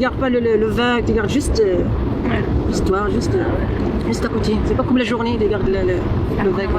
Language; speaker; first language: French; non-native, local second language; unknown